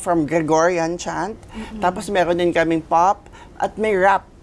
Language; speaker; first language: Filipino; native; Filipino